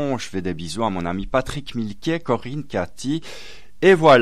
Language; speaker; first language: French; native; French